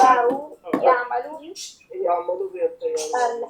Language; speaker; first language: Arabic; non-native, learner; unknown